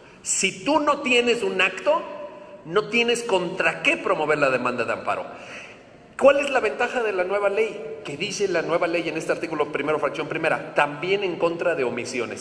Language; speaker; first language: Spanish; native; Spanish